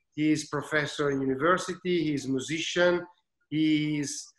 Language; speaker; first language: English; non-native, learner; Italian